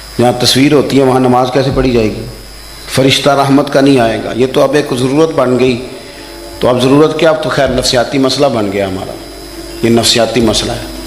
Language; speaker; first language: Urdu; non-native, local second language; Punjabi